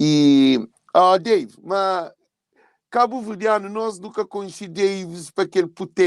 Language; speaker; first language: Portuguese; non-native, local second language; Kabuverdianu